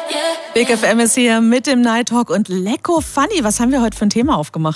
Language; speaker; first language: German; native; German